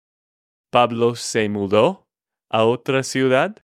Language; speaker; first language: Spanish; non-native, fluent; English